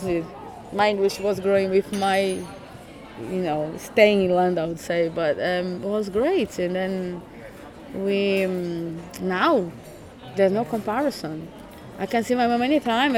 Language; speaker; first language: English; non-native, fluent; Portuguese